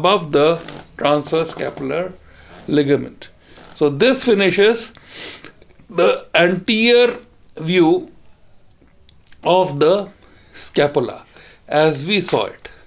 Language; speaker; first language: English; non-native, local second language; Hindi